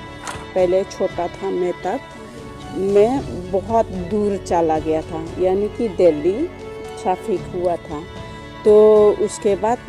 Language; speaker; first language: Hindi; non-native, local second language; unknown